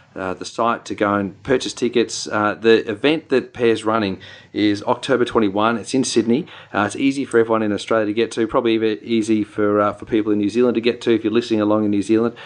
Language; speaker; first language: English; native; English